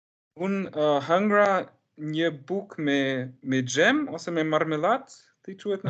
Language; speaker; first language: Albanian; non-native, learner; German